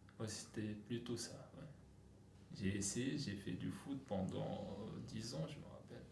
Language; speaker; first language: French; non-native, local second language; Arabic